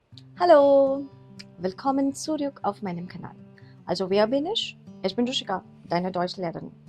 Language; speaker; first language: German; non-native, fluent; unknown